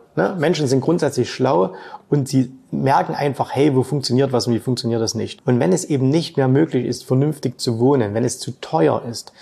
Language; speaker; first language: German; native; German